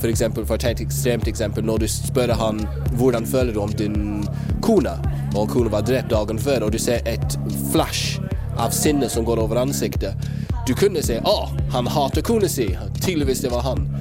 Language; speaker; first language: Norwegian; non-native, fluent; English